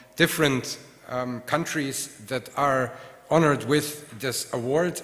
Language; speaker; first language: English; non-native, fluent; German